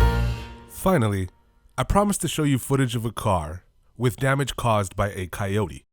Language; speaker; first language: English; native; English